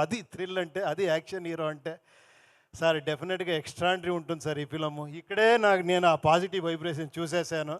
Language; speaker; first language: Telugu; non-native, local second language; Kannada